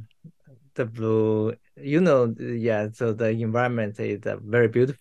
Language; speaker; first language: English; non-native, learner; Chinese